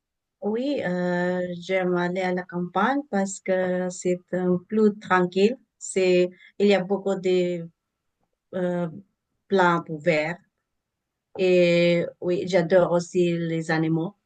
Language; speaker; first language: French; non-native, learner; English